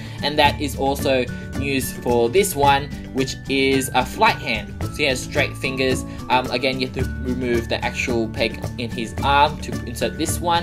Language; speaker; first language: English; native; English